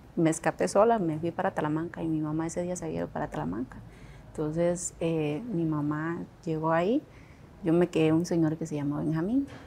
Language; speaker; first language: Spanish; non-native, local second language; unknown